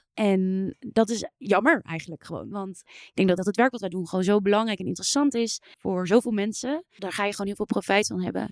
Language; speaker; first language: Dutch; native; Dutch